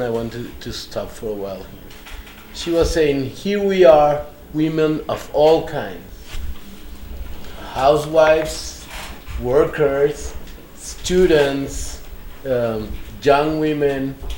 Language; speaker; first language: English; non-native, fluent; Spanish